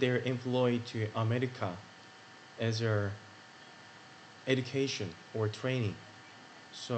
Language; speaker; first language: English; non-native, learner; Korean